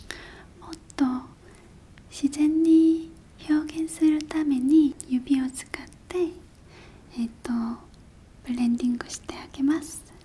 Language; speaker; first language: Japanese; non-native, learner; Korean